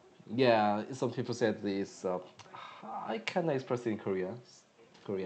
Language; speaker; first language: English; non-native, learner; Korean